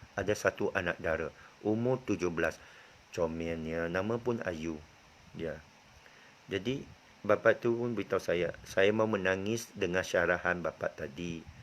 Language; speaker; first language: Malay; non-native, local second language; Chinese